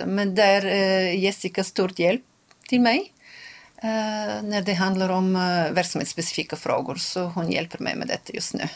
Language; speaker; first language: Swedish; non-native, local second language; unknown